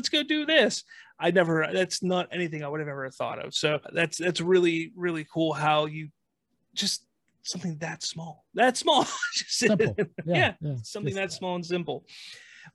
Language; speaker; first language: English; native; English